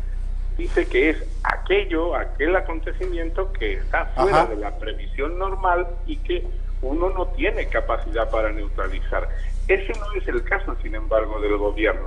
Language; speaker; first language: Spanish; native; Spanish